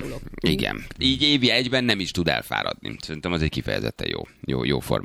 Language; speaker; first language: Hungarian; native; Hungarian